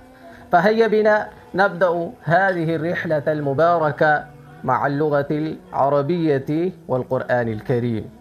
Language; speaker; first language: Arabic; non-native, fluent; Urdu